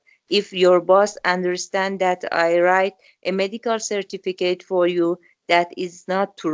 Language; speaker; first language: English; non-native, learner; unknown